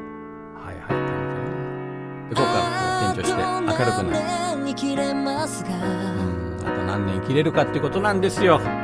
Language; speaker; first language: Japanese; native; Japanese